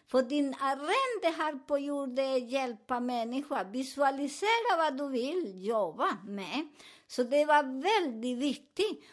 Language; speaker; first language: Swedish; non-native, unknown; Spanish